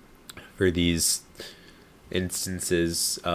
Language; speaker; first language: English; native; English